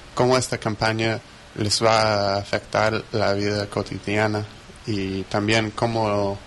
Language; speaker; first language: Spanish; non-native, fluent; English